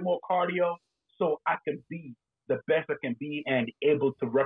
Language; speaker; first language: English; native; English